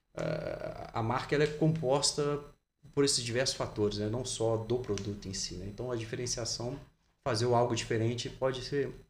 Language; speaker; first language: Portuguese; native; Portuguese